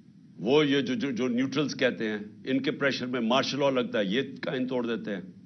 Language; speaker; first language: Urdu; native; Urdu